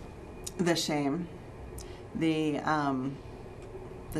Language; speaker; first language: English; native; English